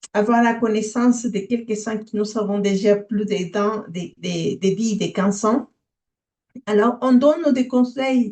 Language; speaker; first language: French; non-native, fluent; Spanish